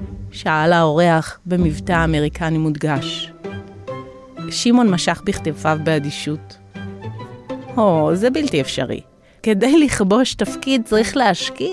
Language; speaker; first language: Hebrew; native; Hebrew